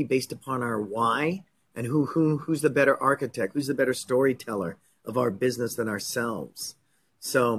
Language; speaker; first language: English; native; English